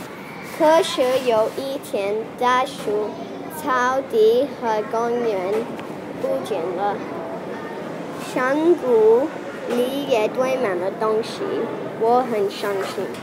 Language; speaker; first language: Chinese; non-native, learner; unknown